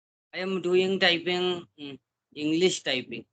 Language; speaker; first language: English; non-native, learner; Hindi